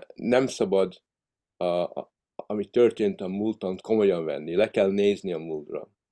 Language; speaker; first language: Hungarian; early bilingual, heritage; Hungarian